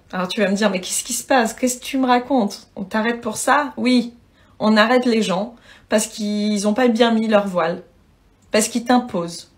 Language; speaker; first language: French; early bilingual, other home language; Persian